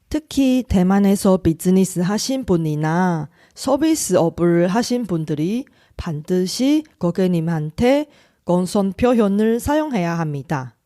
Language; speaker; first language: Korean; non-native, fluent; Chinese